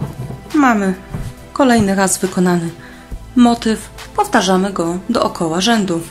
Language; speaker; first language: Polish; native; Polish